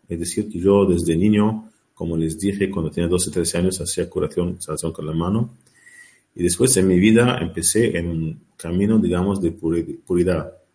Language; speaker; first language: Spanish; non-native, learner; Arabic